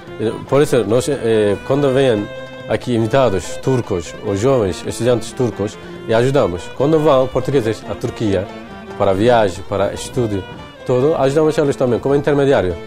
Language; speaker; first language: Portuguese; non-native, fluent; Turkish